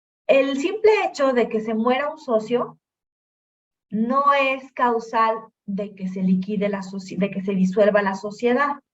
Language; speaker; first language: Spanish; native; Spanish